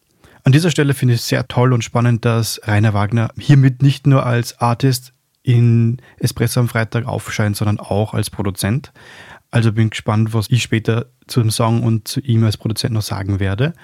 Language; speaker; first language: German; native; German